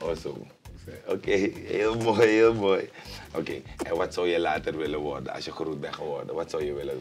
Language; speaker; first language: Dutch; native; Dutch